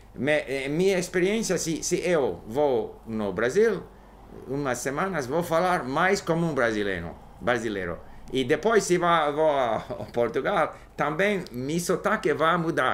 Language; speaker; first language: Portuguese; non-native, learner; English